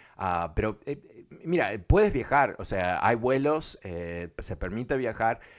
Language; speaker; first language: Spanish; early bilingual, other home language; English